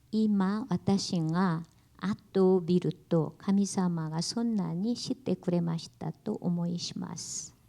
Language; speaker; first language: Japanese; non-native, learner; Korean